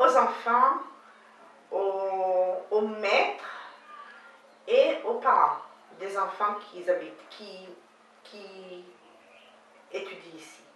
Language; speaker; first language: French; non-native, learner; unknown